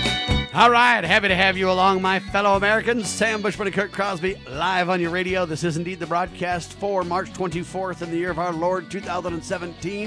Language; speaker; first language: English; native; English